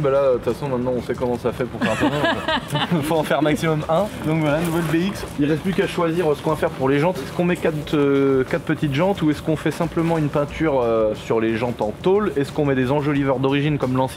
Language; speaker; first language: French; native; French